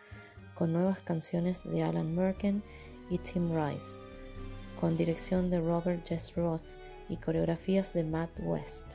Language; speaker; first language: Spanish; native; Spanish